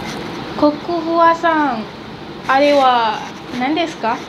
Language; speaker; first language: Japanese; non-native, learner; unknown